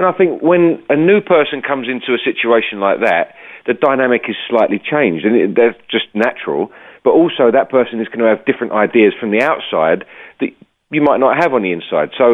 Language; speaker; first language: English; native; English